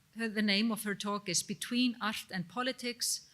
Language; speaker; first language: English; non-native, fluent; Icelandic